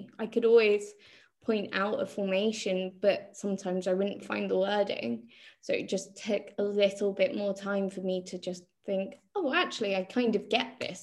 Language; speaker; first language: English; native; English